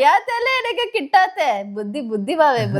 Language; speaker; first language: Malayalam; non-native, learner; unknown